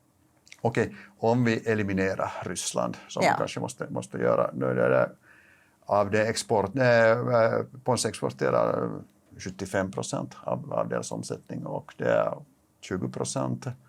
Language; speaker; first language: Swedish; non-native, local second language; Finnish